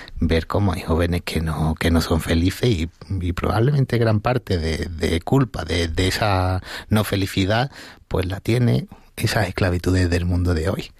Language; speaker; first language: Spanish; native; Spanish